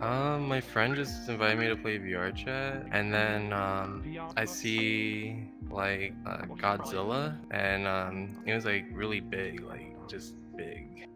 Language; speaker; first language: English; non-native, learner; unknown